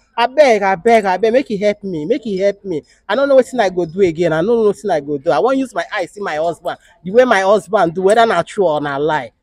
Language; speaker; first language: Nigerian Pidgin; non-native, local second language; Igbo